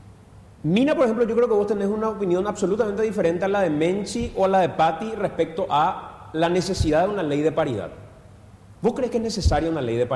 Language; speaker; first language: Spanish; native; Spanish